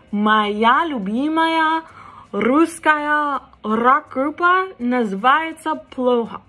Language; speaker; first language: Russian; non-native, learner; English